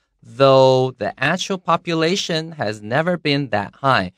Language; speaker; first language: English; non-native, fluent; Chinese